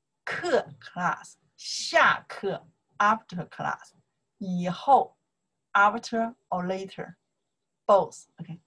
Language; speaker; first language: English; non-native, learner; Chinese